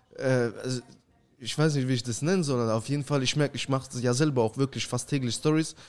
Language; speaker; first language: German; early bilingual, other home language; Russian